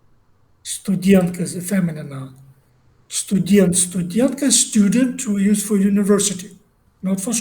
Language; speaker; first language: English; non-native, learner; Russian